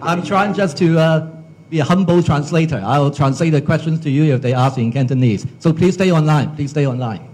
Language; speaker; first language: English; non-native, local second language; Cantonese